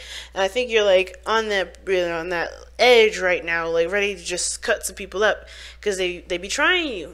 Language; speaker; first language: English; native; English